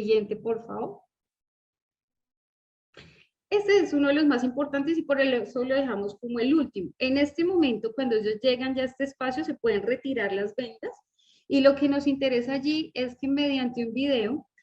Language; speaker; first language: Spanish; native; Spanish